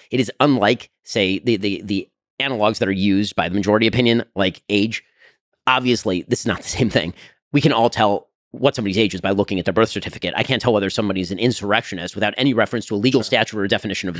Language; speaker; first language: English; native; English